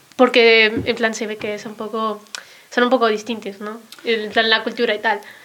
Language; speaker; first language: Spanish; early bilingual, other home language; Arabic